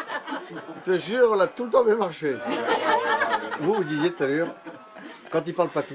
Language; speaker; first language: French; native; French